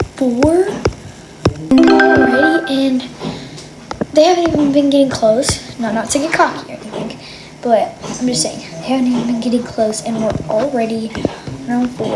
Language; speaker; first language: English; native; English